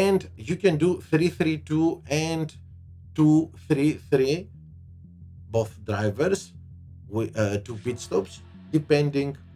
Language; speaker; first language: English; non-native, fluent; Greek